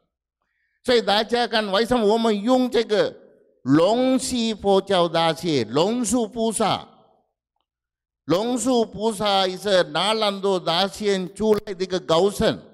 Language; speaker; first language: Chinese; non-native, fluent; Sinhala